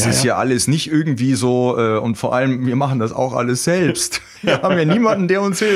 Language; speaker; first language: German; native; German